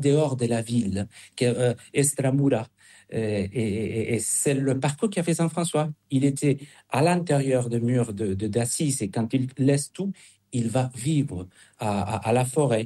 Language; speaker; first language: French; non-native, fluent; Spanish